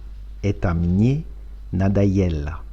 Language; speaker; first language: Russian; non-native, fluent; French